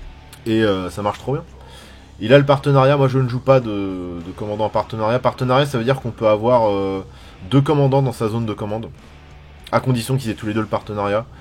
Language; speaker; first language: French; native; French